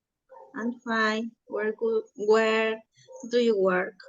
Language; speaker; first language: English; non-native, learner; Spanish